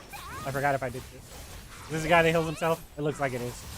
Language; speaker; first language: English; native; English